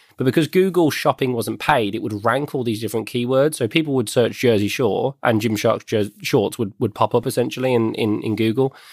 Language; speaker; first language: English; native; English